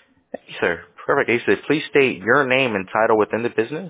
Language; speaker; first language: English; early bilingual, other home language; Spanish